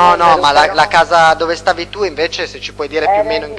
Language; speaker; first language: Italian; native; Italian